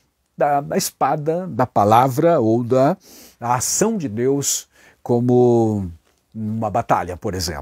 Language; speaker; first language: Portuguese; native; Portuguese